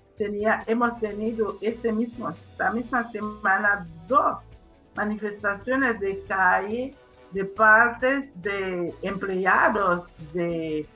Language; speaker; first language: Spanish; non-native, fluent; Haitian Creole